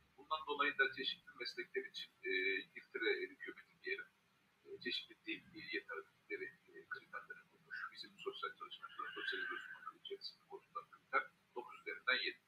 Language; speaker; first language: Turkish; native; Turkish